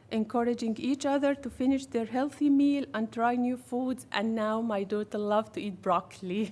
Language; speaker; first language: English; non-native, fluent; Arabic